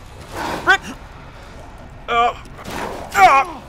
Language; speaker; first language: English; native; English